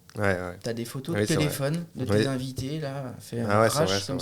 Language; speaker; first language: French; native; French